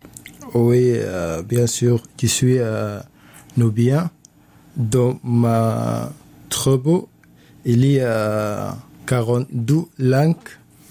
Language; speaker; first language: French; non-native, learner; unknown